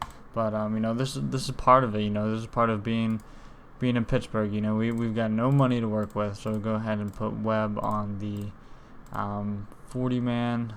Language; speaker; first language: English; native; English